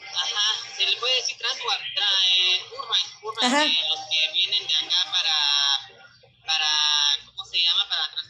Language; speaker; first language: Spanish; native; Spanish